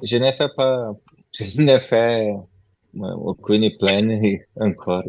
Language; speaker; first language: French; non-native, learner; Portuguese